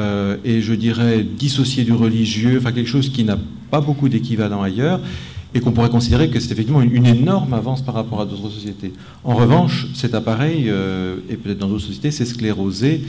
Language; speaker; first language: French; native; French